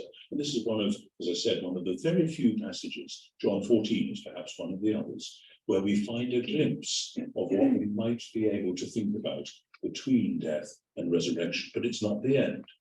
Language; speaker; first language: English; native; English